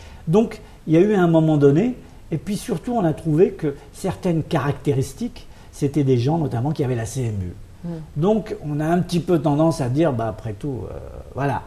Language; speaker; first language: French; non-native, local second language; Arabic